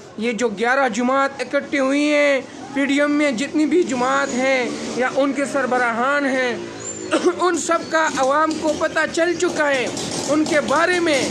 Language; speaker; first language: Urdu; non-native, local second language; Pashto